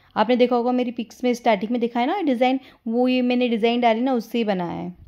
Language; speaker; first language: Hindi; native; Hindi